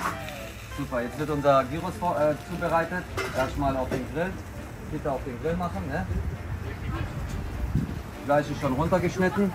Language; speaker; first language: German; native; German